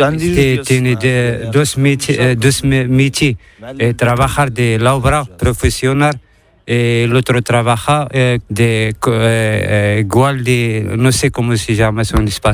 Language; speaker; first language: Spanish; non-native, learner; Arabic